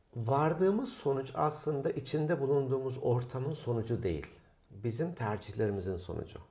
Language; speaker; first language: Turkish; native; Turkish